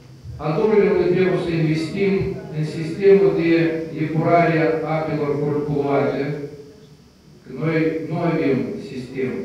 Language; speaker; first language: Romanian; non-native, local second language; Russian